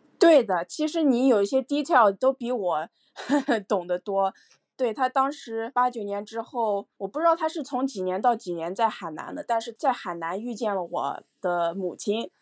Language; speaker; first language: Chinese; early bilingual, heritage; Chinese